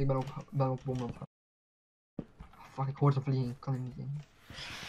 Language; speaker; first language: Dutch; native; Dutch